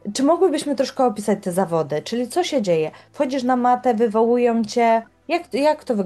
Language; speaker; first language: Polish; native; Polish